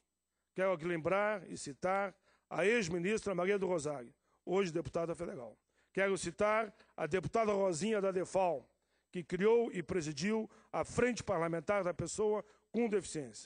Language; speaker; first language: Portuguese; native; Portuguese